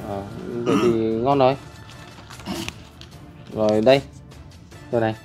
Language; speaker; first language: Vietnamese; native; Vietnamese